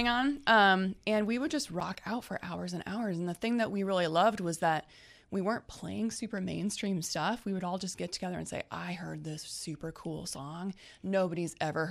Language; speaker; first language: English; native; English